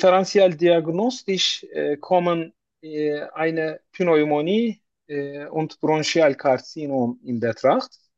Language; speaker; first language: German; non-native, learner; Turkish